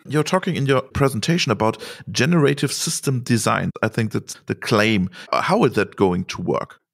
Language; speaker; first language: English; non-native, fluent; German